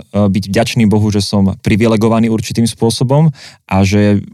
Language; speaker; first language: Slovak; native; Slovak